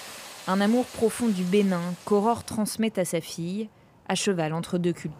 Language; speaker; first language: French; native; French